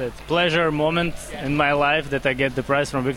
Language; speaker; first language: English; non-native, learner; Russian